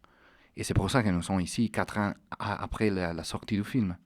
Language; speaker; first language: French; non-native, fluent; Italian